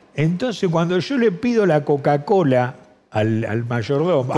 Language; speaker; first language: Spanish; native; Spanish